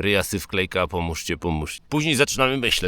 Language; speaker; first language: Polish; native; Polish